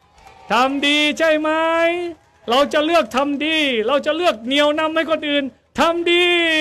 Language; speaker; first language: Thai; native; Thai